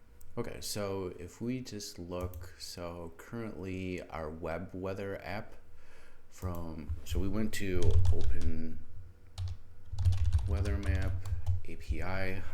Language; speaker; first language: English; native; English